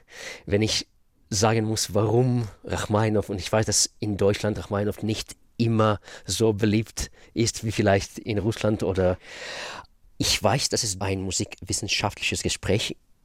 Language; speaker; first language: German; non-native, fluent; Russian